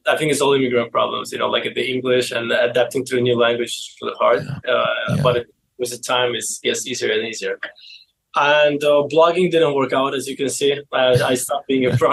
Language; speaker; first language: English; non-native, fluent; Azerbaijani